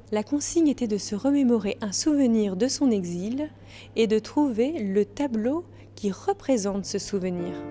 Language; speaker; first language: French; native; French